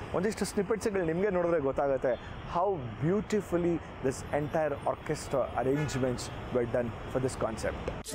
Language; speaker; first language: Kannada; native; Kannada